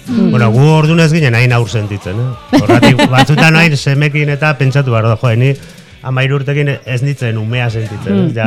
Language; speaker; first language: Basque; native; Basque